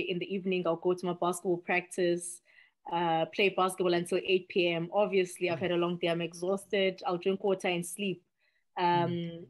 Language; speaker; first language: English; non-native, local second language; Xhosa